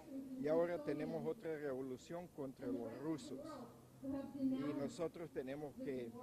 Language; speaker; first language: Spanish; non-native, local second language; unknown